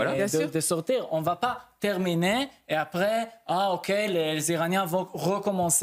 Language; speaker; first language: French; non-native, fluent; Hebrew